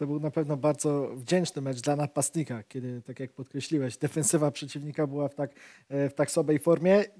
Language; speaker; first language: Polish; native; Polish